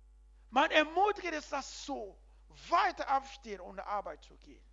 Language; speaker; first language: German; non-native, learner; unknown